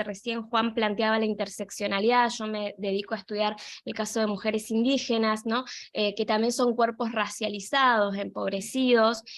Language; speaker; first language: Spanish; native; Spanish